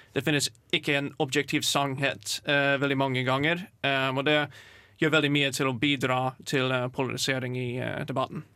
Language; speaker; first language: Norwegian; non-native, fluent; English